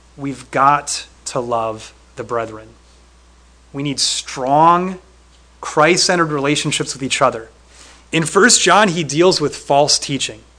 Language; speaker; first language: English; native; English